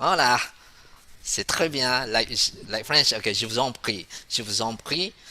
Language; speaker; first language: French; non-native, fluent; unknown